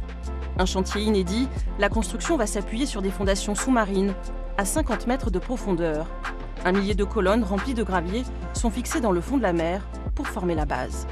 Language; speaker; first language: French; native; French